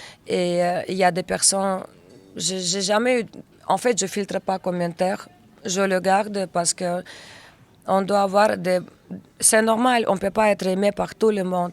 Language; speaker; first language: French; non-native, learner; Russian